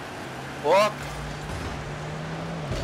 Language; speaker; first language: English; native; English